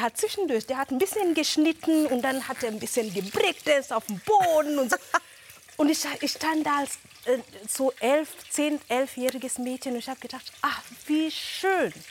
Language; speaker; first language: German; non-native, fluent; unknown